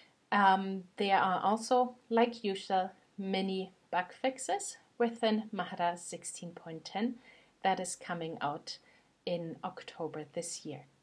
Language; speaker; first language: English; non-native, fluent; German